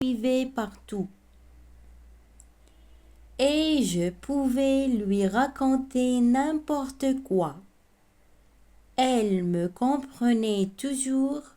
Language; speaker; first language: French; non-native, local second language; Arabic